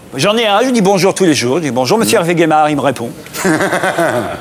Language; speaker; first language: French; native; French